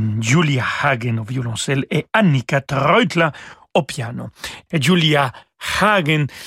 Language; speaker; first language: French; non-native, fluent; Spanish